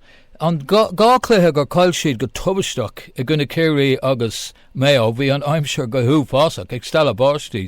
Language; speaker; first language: Irish; non-native, local second language; English